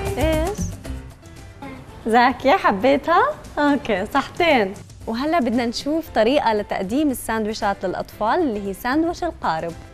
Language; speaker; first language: Arabic; native; Arabic